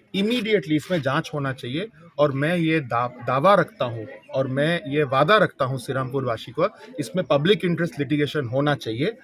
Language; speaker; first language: Hindi; non-native, local second language; Bangla